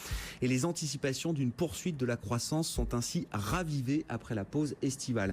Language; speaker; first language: French; native; French